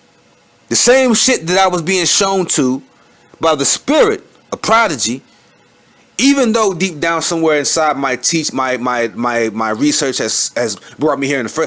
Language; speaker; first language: English; native; English